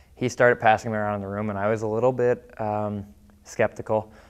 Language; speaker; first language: English; native; English